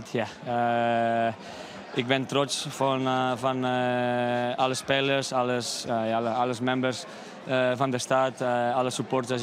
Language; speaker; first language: Dutch; non-native, learner; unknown